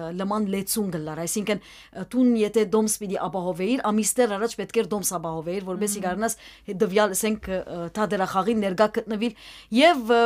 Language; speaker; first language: Armenian; early bilingual, heritage; Armenian